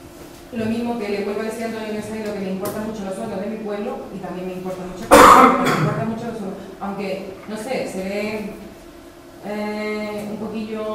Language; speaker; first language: Spanish; native; Spanish